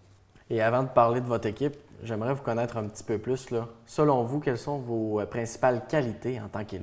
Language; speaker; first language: French; native; French